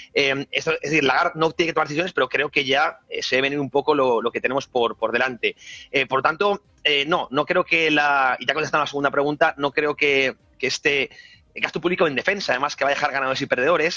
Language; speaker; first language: Spanish; native; Spanish